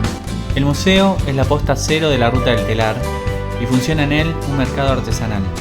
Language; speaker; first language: Spanish; native; Spanish